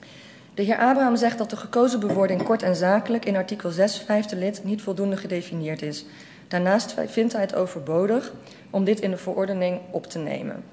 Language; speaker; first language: Dutch; native; Dutch